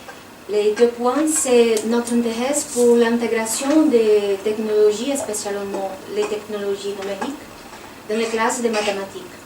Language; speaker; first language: French; non-native, fluent; Portuguese